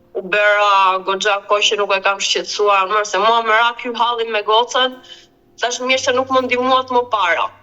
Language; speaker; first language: Albanian; early bilingual, heritage; Albanian